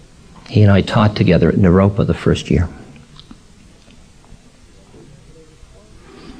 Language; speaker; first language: English; native; English